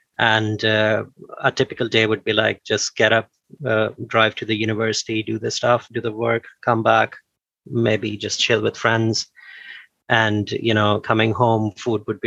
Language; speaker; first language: English; non-native, local second language; Urdu